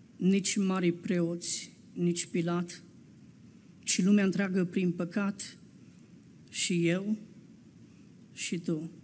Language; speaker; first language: Romanian; native; Romanian